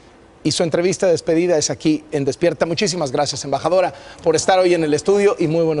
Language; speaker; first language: Spanish; native; Spanish